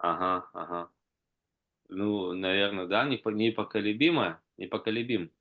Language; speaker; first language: Russian; native; Russian